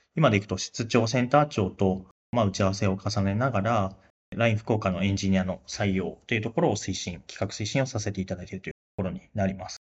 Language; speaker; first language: Japanese; native; Japanese